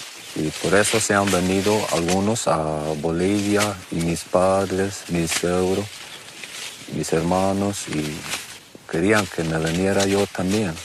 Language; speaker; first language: Spanish; non-native, local second language; Plautdietsch